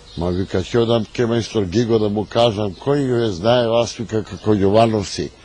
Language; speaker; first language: Macedonian; native; Macedonian